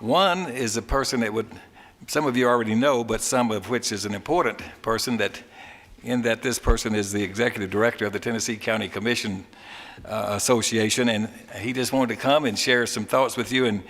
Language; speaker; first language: English; native; English